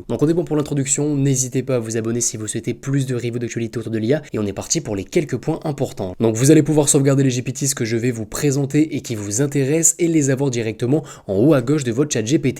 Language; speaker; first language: French; native; French